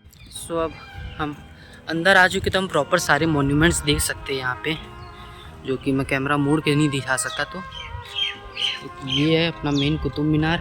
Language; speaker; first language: Hindi; native; Hindi